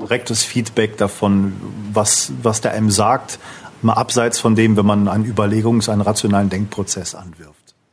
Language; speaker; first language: German; native; German